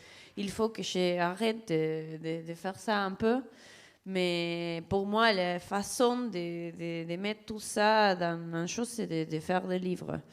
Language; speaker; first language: French; non-native, fluent; Spanish